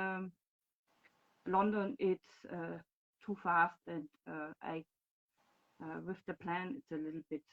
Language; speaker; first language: English; non-native, learner; German